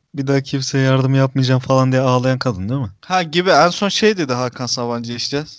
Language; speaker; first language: Turkish; native; Turkish